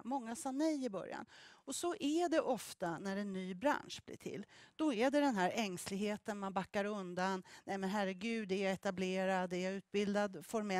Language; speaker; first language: Swedish; native; Swedish